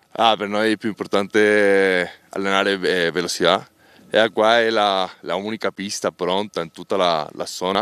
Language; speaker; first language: Italian; non-native, learner; Spanish